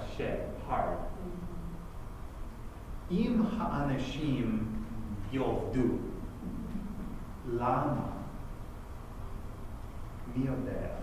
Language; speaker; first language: Hebrew; non-native, fluent; English